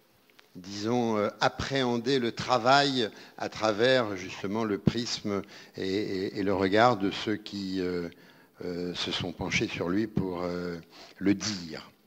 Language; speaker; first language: French; native; French